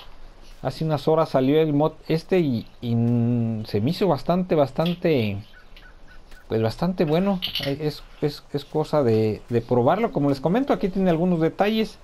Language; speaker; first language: Spanish; native; Spanish